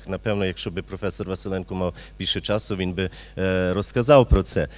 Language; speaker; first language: Ukrainian; early bilingual, heritage; Ukrainian